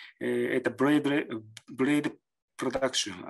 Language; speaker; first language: Russian; non-native, learner; Japanese